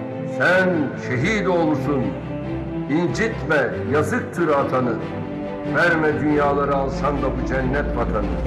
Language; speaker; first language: Turkish; native; Turkish